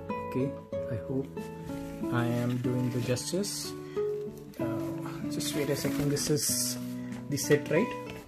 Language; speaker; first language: English; non-native, local second language; Hindi